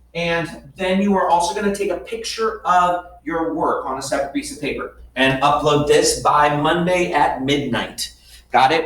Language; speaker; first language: English; native; English